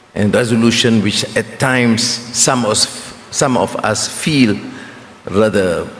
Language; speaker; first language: English; non-native, local second language; Malay